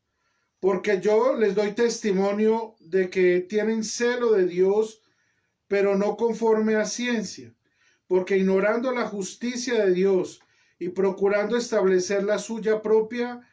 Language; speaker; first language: Spanish; native; Spanish